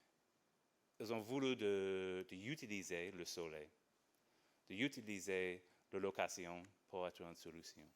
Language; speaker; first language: French; non-native, fluent; English